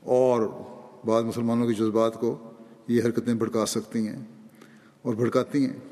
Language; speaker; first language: Urdu; native; Urdu